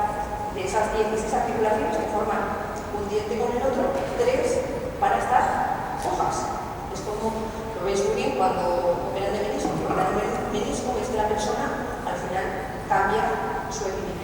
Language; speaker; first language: Spanish; native; Spanish